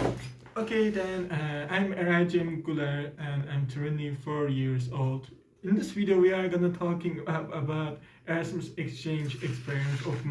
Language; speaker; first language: English; non-native, learner; Turkish